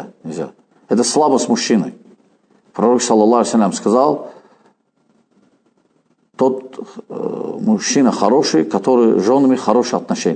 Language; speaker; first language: Russian; non-native, fluent; Azerbaijani